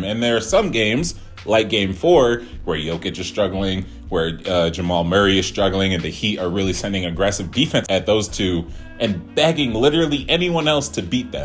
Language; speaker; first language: English; native; English